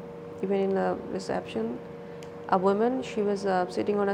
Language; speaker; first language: English; non-native, local second language; Bangla